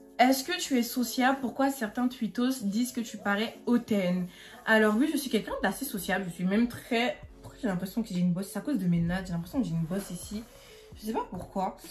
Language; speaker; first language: French; native; French